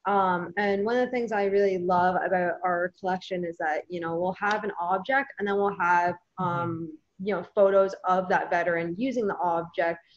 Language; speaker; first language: English; native; English